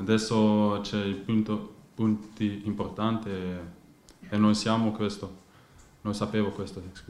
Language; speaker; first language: Italian; non-native, learner; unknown